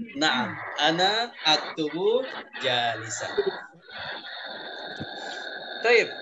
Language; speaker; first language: Arabic; non-native, fluent; Indonesian